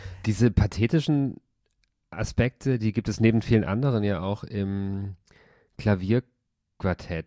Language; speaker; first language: German; native; German